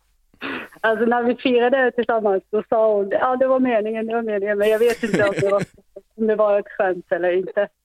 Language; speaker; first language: Swedish; non-native, fluent; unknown